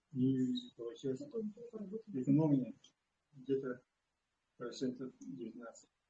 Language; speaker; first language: Russian; non-native, local second language; Yakut